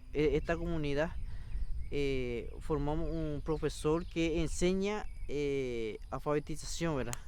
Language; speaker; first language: Spanish; non-native, local second language; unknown